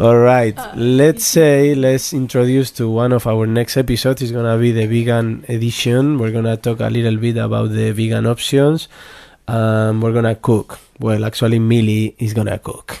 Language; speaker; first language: English; non-native, fluent; Spanish